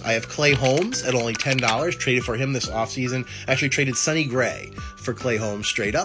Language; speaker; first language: English; native; English